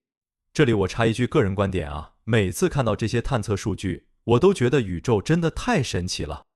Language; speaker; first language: Chinese; native; Chinese